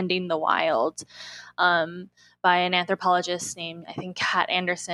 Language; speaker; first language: English; native; English